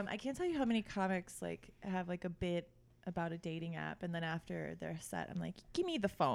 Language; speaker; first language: English; early bilingual, other home language; Romanian